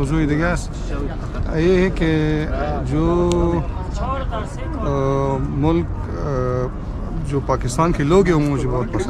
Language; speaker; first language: Hindi; non-native, learner; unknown